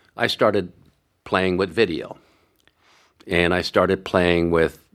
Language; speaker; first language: English; early bilingual, other home language; Hungarian